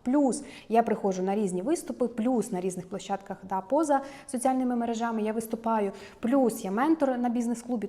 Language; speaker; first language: Ukrainian; native; Ukrainian